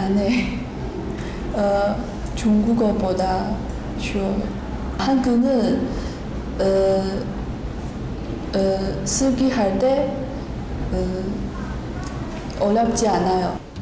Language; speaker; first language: Korean; non-native, learner; Chinese